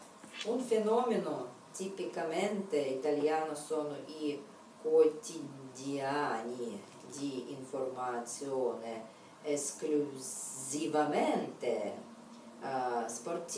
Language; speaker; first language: Italian; non-native, learner; Russian